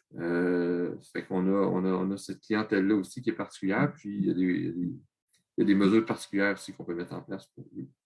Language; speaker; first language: French; native; French